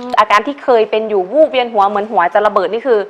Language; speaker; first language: Thai; native; Thai